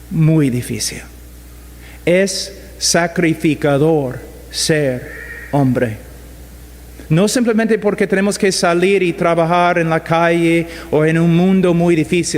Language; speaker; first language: Spanish; non-native, fluent; English